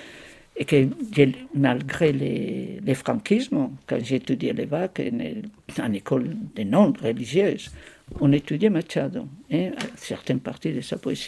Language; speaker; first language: French; non-native, fluent; Spanish